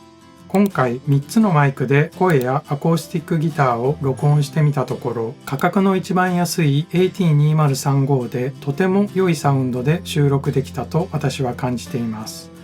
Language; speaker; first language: Japanese; native; Japanese